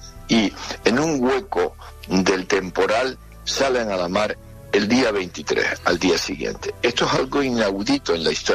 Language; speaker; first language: Spanish; native; Spanish